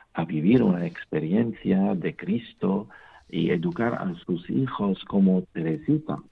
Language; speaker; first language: Spanish; non-native, fluent; Arabic